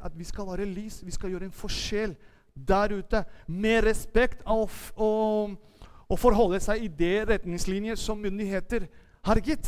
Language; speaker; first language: Norwegian; non-native, fluent; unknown